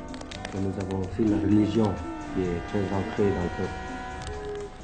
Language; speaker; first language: French; early bilingual, other home language; Thai